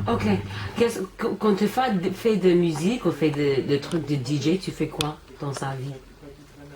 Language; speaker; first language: French; non-native, learner; English